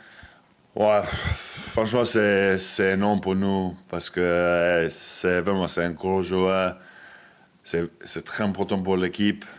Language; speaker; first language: French; non-native, fluent; English